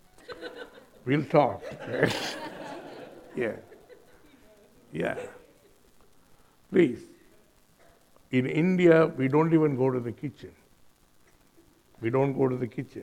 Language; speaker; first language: English; non-native, local second language; Tamil